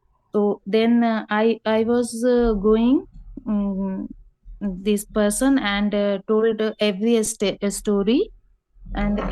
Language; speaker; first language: English; non-native, learner; Hindi